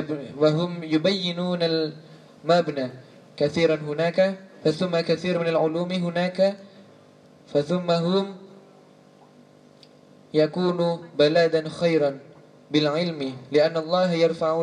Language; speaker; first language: Arabic; non-native, learner; Indonesian